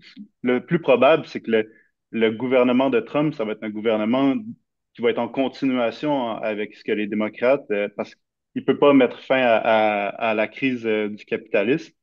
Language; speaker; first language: French; native; French